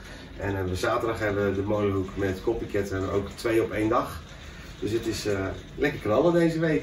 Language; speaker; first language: Dutch; native; Dutch